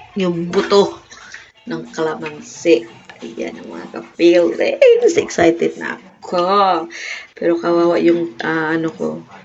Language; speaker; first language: Filipino; non-native, local second language; Cebuano